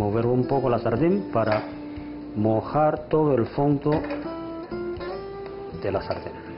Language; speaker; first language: Spanish; non-native, fluent; Chinese